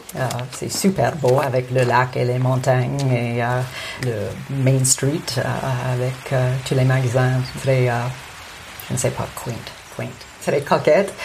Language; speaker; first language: French; non-native, local second language; English